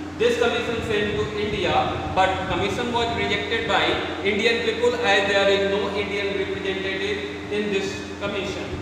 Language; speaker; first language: English; non-native, local second language; Hindi